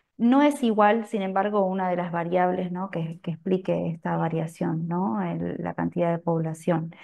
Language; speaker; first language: Spanish; native; Spanish